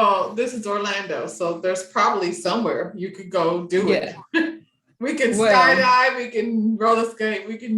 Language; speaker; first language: English; native; English